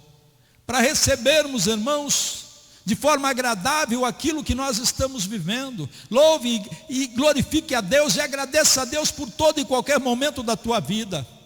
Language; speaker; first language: Portuguese; native; Portuguese